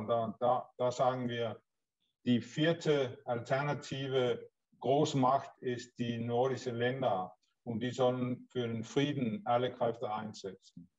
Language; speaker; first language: German; non-native, learner; Danish